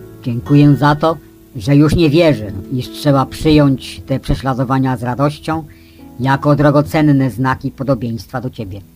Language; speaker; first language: Polish; native; Polish